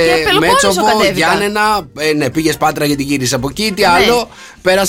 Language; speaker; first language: Greek; native; Greek